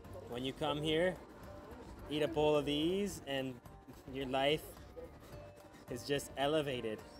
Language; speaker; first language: English; native; English